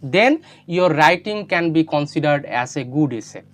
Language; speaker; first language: English; non-native, local second language; Bangla